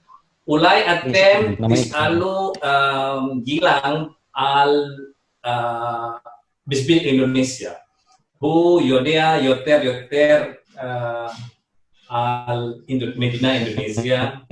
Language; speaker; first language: Hebrew; non-native, fluent; Indonesian